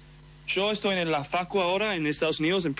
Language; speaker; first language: Spanish; early bilingual, heritage; English